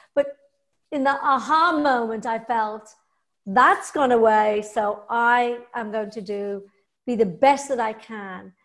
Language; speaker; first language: English; native; English